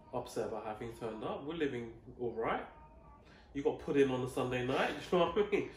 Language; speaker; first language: English; native; English